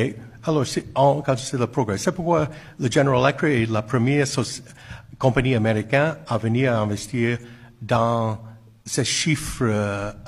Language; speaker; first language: French; non-native, fluent; English